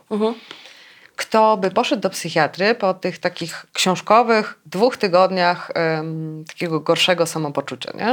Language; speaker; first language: Polish; native; Polish